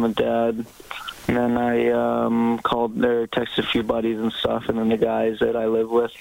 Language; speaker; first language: English; native; English